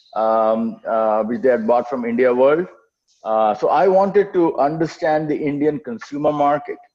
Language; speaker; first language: English; non-native, local second language; Telugu